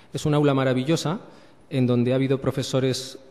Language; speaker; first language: Spanish; native; Spanish